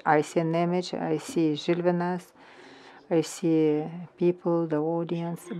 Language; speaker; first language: English; non-native, fluent; Lithuanian